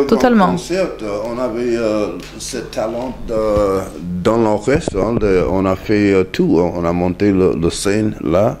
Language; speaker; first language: French; non-native, learner; English